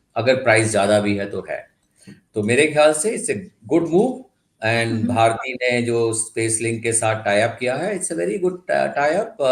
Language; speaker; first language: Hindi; non-native, local second language; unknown